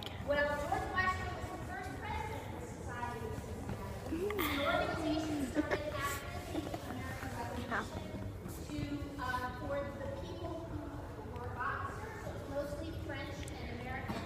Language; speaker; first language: English; native; English